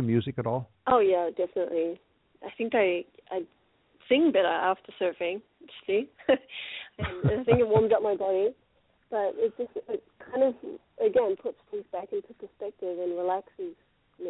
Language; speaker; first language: English; native; English